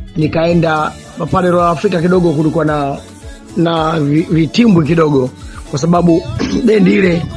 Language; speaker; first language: Swahili; native; Swahili